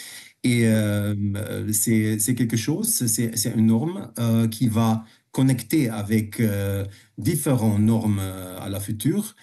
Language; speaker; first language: French; non-native, fluent; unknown